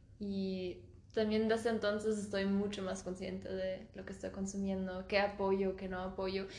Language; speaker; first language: Spanish; early bilingual, heritage; Spanish